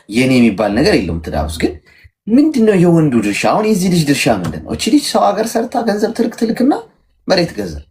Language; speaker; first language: Amharic; native; Amharic